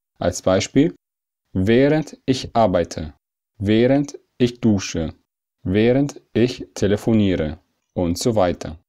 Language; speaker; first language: German; early bilingual, other home language; Italian